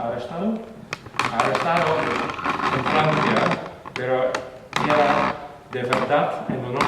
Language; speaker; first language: Spanish; non-native, fluent; Western Frisian